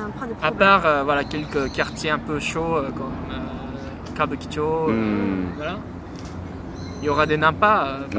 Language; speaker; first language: French; non-native, fluent; Japanese